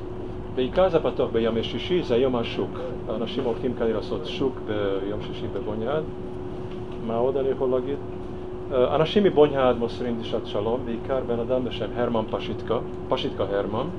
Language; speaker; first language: Hebrew; non-native, fluent; Hungarian